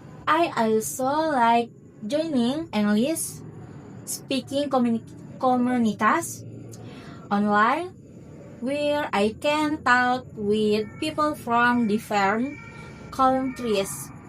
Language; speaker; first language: English; non-native, learner; Indonesian